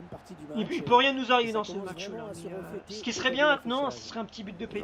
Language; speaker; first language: French; native; French